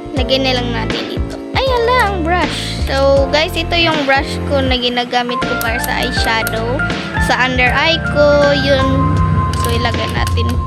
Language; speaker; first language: Filipino; non-native, local second language; Cebuano